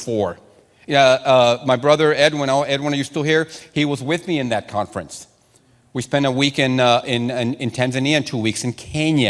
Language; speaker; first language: English; non-native, fluent; Spanish